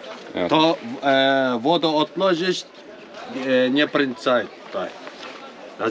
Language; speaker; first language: Polish; non-native, learner; Turkish